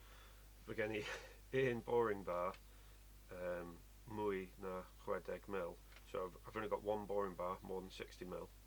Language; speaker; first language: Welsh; non-native, learner; English